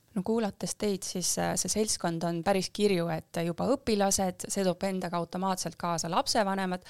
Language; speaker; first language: Estonian; native; Estonian